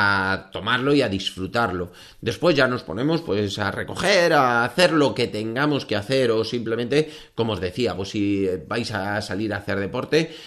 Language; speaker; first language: Spanish; native; Spanish